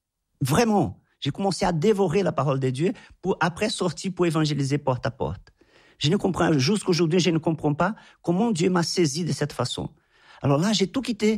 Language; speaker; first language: French; non-native, fluent; Portuguese